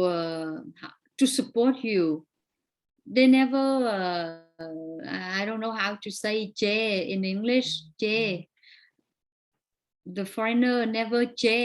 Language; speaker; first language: English; non-native, fluent; Vietnamese